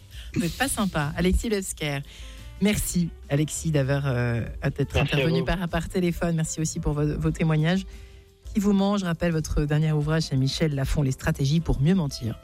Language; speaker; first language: French; native; French